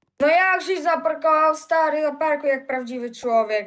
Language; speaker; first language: Polish; native; Polish